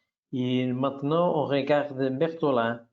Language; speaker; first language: French; non-native, fluent; Portuguese